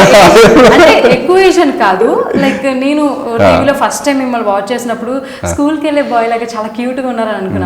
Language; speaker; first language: Telugu; native; Telugu